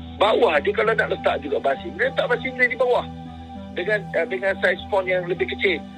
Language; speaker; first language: Malay; native; Malay